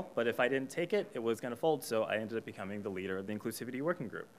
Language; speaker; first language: English; native; English